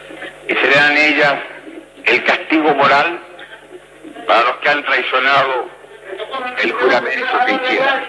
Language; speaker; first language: Spanish; native; Spanish